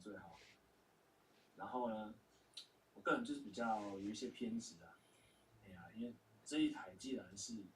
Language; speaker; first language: Chinese; native; Chinese